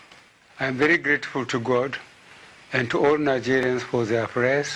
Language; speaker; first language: English; non-native, local second language; Hausa